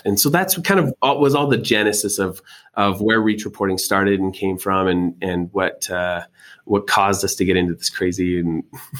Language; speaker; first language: English; native; English